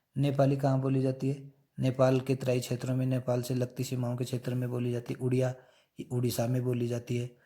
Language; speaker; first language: Hindi; native; Hindi